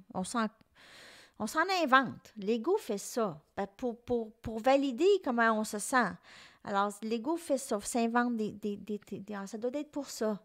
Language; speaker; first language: French; native; French